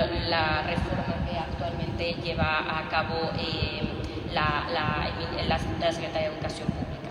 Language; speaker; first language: Spanish; native; Spanish